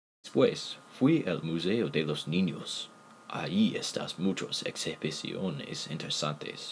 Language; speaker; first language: Spanish; non-native, learner; English